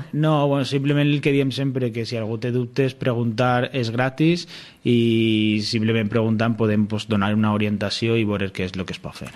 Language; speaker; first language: Catalan; native; Catalan